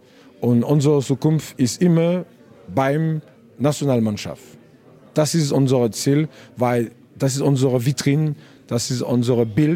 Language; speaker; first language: German; non-native, learner; French